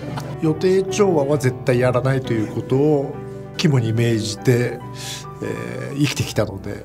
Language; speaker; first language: Japanese; native; Japanese